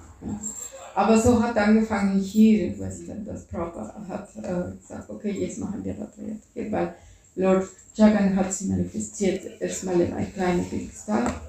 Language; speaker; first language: German; non-native, fluent; Spanish